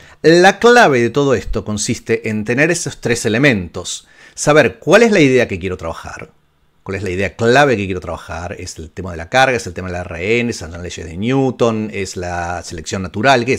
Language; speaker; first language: Spanish; native; Spanish